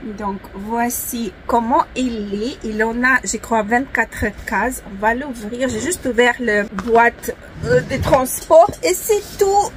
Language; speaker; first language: French; non-native, fluent; Ukrainian